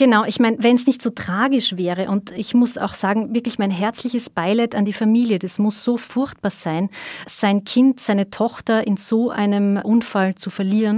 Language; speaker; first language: German; native; German